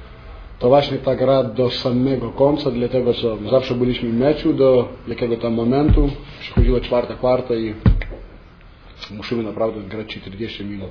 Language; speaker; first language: Polish; non-native, fluent; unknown